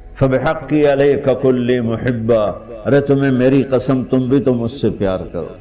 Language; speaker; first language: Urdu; non-native, local second language; Punjabi